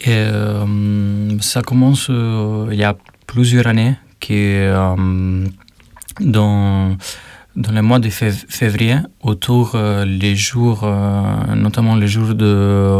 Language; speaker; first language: French; non-native, learner; Albanian